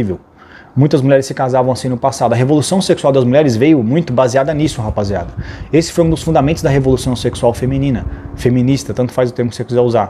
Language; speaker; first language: Portuguese; native; Portuguese